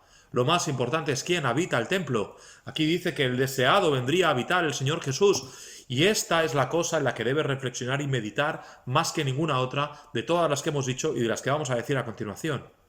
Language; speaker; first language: Spanish; native; Spanish